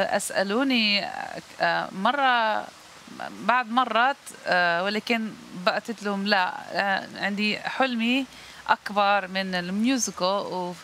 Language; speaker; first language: Arabic; non-native, learner; Dutch